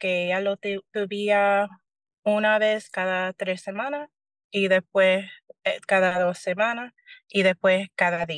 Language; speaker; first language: Spanish; early bilingual, heritage; Spanish